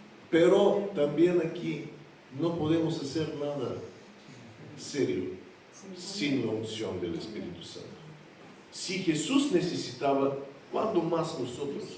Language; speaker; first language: Spanish; non-native, fluent; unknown